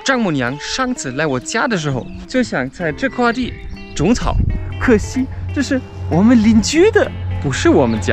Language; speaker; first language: Chinese; non-native, fluent; German